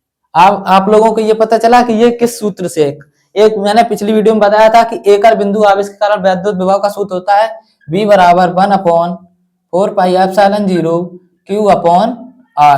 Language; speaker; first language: Hindi; native; Hindi